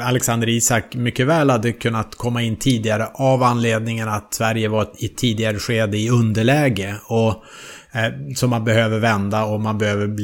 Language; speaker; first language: Swedish; native; Swedish